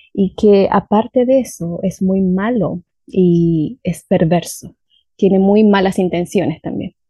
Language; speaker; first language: Spanish; native; Spanish